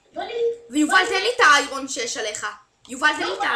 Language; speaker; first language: Hebrew; native; Hebrew